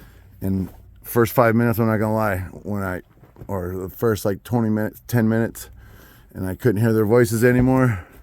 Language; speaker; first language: English; native; English